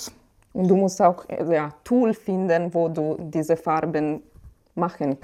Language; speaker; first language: German; non-native, fluent; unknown